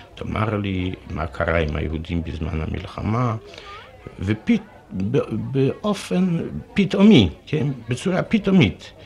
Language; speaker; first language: Hebrew; non-native, fluent; Yiddish